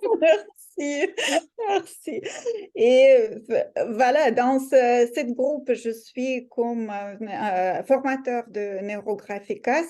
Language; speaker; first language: French; non-native, fluent; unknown